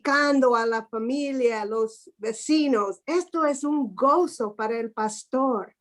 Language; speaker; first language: Spanish; non-native, fluent; English